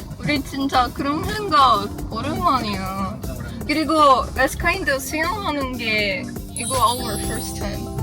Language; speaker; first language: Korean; non-native, learner; Russian